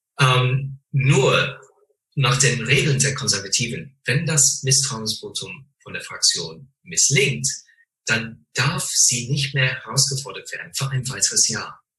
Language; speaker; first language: German; non-native, fluent; English